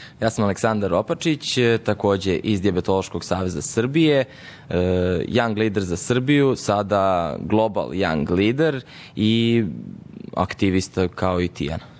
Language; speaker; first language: Serbian; native; Serbian